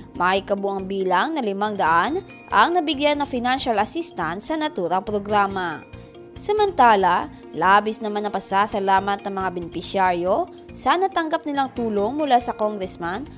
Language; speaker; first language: Filipino; non-native, local second language; Aklanon